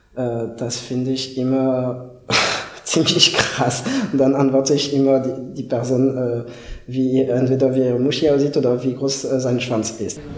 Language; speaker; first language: German; non-native, fluent; French